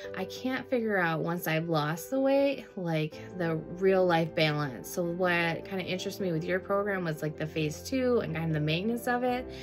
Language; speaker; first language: English; native; English